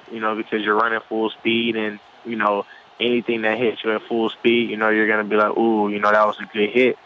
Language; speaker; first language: English; native; English